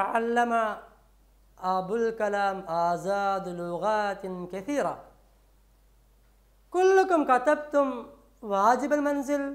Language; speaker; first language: Arabic; non-native, fluent; Malayalam